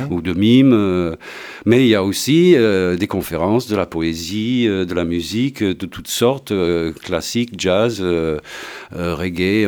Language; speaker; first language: French; non-native, fluent; English